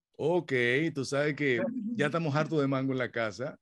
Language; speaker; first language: Spanish; native; Spanish